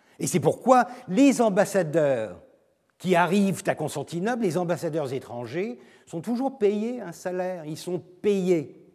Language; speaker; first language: French; non-native, fluent; Turkish